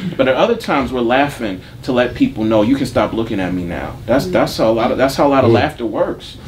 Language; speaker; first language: English; native; English